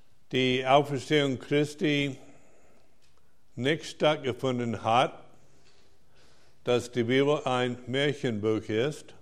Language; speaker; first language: German; non-native, fluent; English